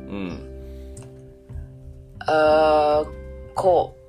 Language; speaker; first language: Japanese; non-native, learner; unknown